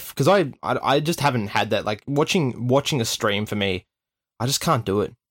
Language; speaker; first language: English; native; English